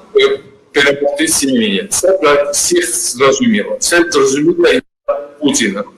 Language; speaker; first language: Ukrainian; non-native, learner; Georgian